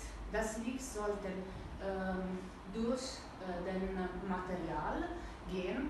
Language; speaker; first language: German; non-native, learner; Italian